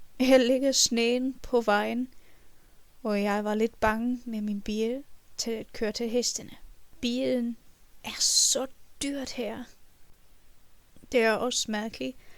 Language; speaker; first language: Danish; non-native, learner; German